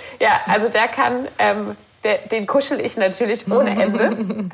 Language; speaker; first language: German; native; German